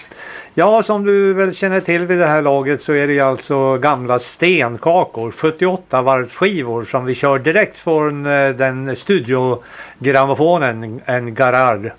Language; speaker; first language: Swedish; native; Swedish